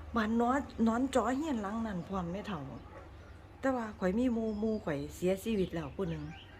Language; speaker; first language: Thai; native; Thai